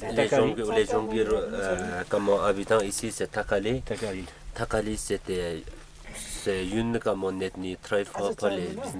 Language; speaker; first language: French; non-native, learner; Sherpa